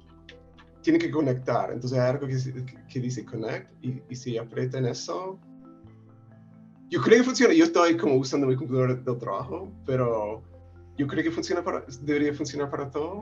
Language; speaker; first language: Spanish; non-native, fluent; English